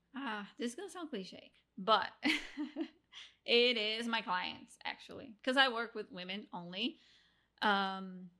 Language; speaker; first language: English; non-native, fluent; Portuguese